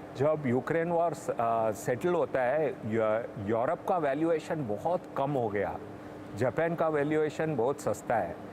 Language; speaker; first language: Hindi; non-native, local second language; Tamil